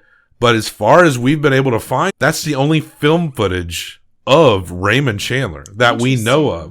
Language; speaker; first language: English; native; English